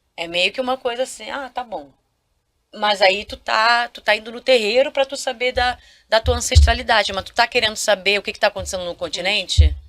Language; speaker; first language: Portuguese; non-native, local second language; Kabuverdianu